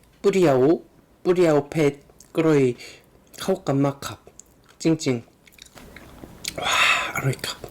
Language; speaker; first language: Thai; non-native, fluent; Korean